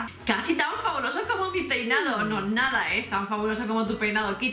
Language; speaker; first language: Spanish; native; Spanish